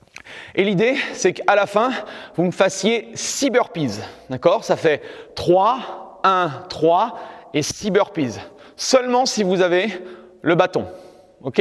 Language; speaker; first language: French; native; French